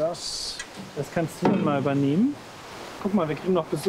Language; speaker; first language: German; native; German